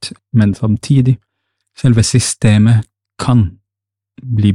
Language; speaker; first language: Norwegian; non-native, fluent; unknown